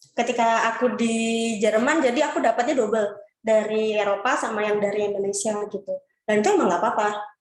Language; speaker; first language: Indonesian; native; Indonesian